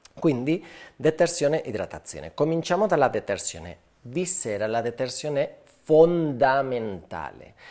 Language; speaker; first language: Italian; non-native, fluent; Spanish